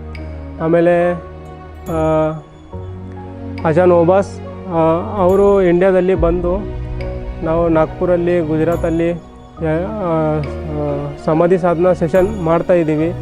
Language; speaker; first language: Kannada; non-native, local second language; Marathi